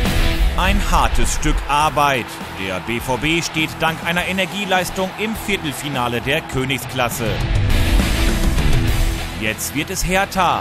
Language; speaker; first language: German; native; German